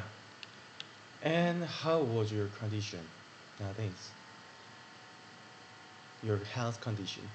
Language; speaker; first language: English; non-native, learner; Korean